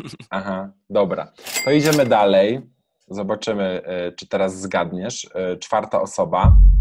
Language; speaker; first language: Polish; native; Polish